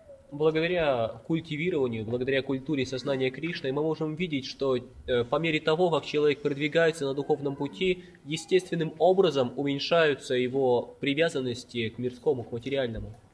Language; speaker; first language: Russian; native; Russian